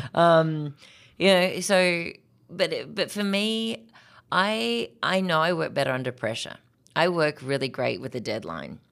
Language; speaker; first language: English; native; English